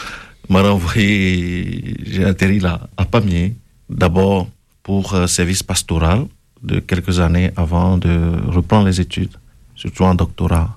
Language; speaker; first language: French; non-native, local second language; Ewe